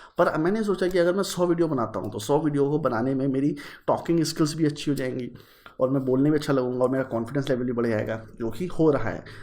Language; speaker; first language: Hindi; native; Hindi